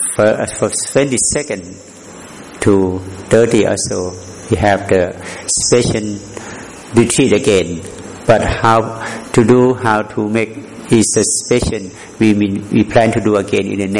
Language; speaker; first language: English; non-native, learner; Thai